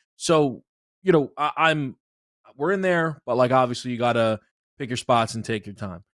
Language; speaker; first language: English; native; English